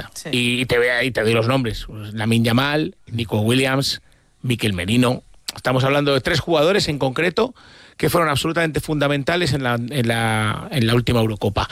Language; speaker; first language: Spanish; native; Spanish